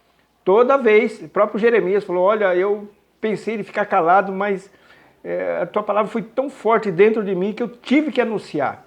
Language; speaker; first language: Portuguese; native; Portuguese